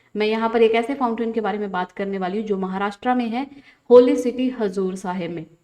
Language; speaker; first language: Hindi; non-native, local second language; Punjabi